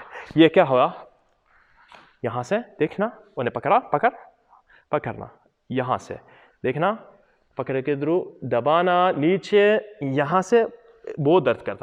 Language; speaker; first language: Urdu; non-native, local second language; Punjabi